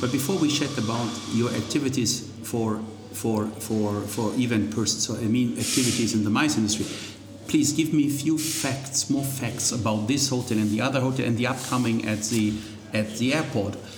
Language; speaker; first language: English; non-native, fluent; German